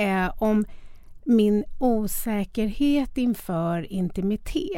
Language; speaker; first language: Swedish; native; Swedish